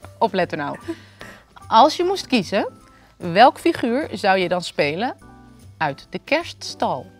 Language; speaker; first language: Dutch; native; Dutch